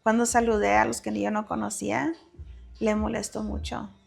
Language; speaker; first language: Spanish; early bilingual, heritage; Spanish